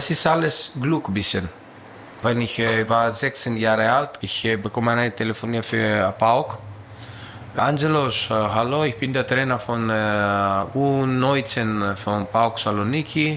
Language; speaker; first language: German; non-native, learner; Greek